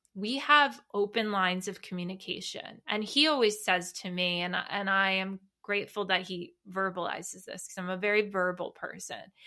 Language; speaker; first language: English; native; English